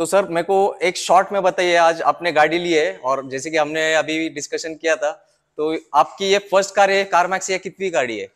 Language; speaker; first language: Hindi; non-native, local second language; Marathi